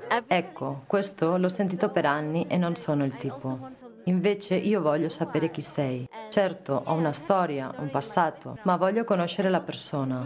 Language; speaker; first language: Italian; non-native, fluent; Polish